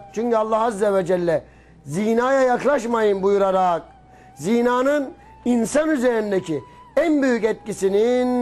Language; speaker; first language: Turkish; native; Turkish